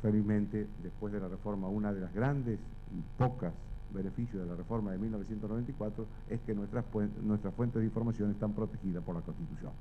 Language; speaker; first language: Spanish; native; Spanish